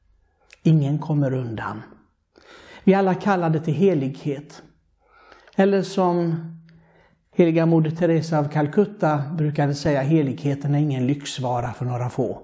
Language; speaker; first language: Swedish; non-native, fluent; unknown